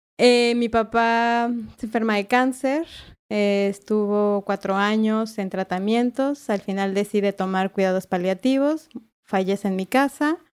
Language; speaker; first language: Spanish; native; Spanish